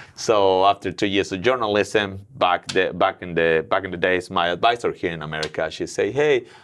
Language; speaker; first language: English; non-native, fluent; Spanish